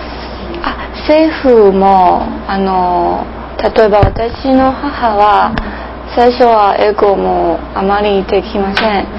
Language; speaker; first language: Japanese; non-native, learner; English